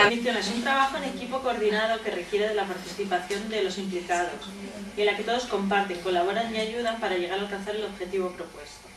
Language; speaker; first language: Spanish; native; Spanish